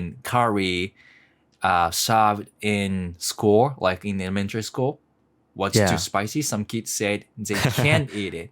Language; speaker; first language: English; non-native, learner; Japanese